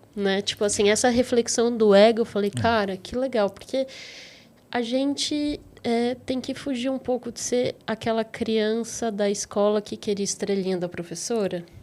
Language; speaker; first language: Portuguese; native; Portuguese